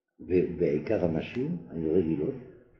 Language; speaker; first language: Hebrew; non-native, fluent; French